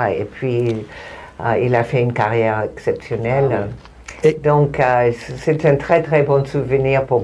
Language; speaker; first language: French; non-native, fluent; Spanish